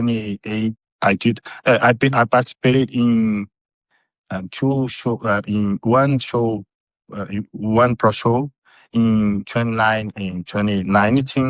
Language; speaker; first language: English; non-native, learner; Portuguese